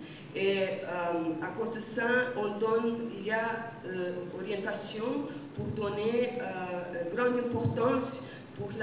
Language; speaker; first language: French; non-native, fluent; Portuguese